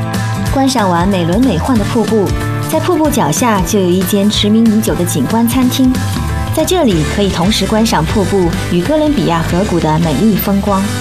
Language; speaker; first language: Chinese; native; Chinese